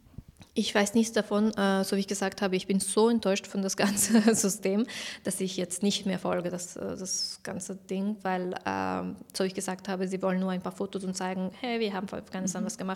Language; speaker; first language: German; non-native, fluent; Persian